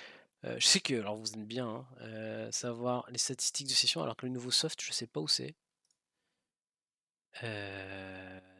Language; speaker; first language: French; native; French